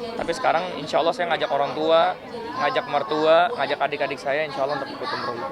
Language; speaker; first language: Indonesian; native; Indonesian